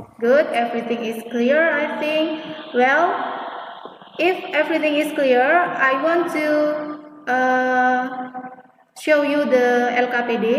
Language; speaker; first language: English; non-native, fluent; Indonesian